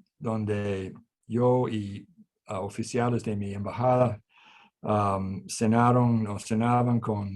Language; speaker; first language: Spanish; non-native, fluent; English